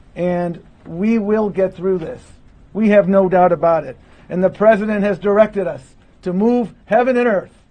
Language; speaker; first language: English; early bilingual, other home language; Spanish